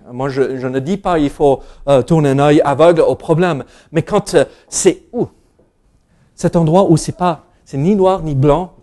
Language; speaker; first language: French; non-native, fluent; English